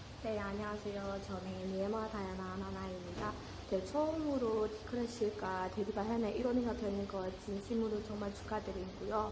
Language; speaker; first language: Korean; non-native, fluent; Burmese